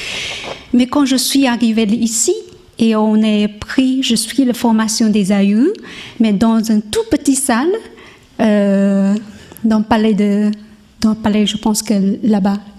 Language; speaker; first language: French; non-native, learner; Chinese